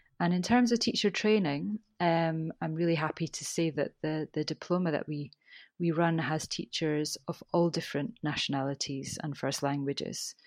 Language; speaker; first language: English; native; English